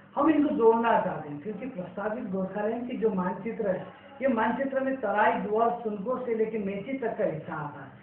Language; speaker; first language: Hindi; non-native, local second language; Nepali